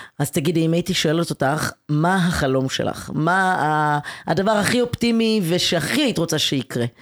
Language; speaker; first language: Hebrew; native; Hebrew